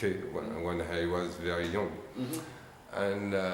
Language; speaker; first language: English; non-native, learner; French